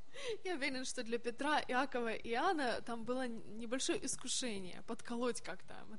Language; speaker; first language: Russian; native; Russian